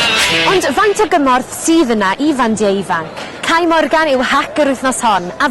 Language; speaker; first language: Welsh; native; Welsh